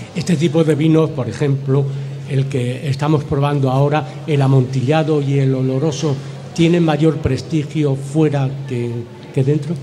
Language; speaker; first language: Spanish; native; Spanish